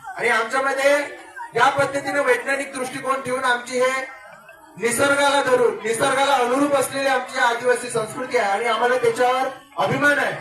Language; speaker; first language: Marathi; non-native, local second language; Gondi